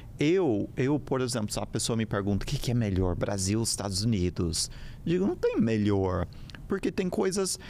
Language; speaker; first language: Portuguese; non-native, fluent; English